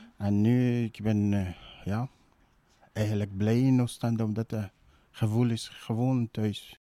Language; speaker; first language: Dutch; non-native, learner; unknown